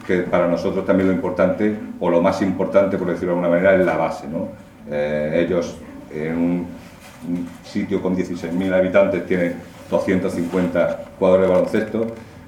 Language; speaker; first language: Spanish; native; Spanish